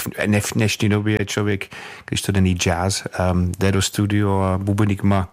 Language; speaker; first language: Czech; non-native, fluent; English